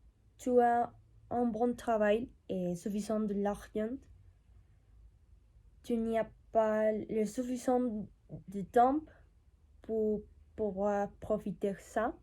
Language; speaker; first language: French; non-native, learner; Spanish